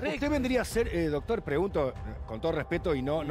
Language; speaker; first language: Spanish; native; Spanish